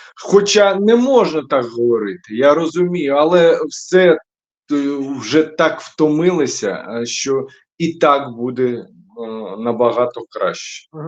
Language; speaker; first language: Ukrainian; non-native, local second language; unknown